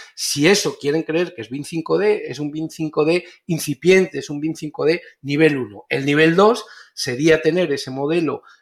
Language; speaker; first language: Spanish; native; Spanish